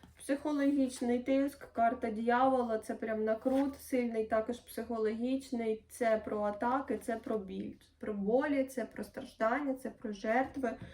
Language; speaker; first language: Ukrainian; non-native, local second language; Russian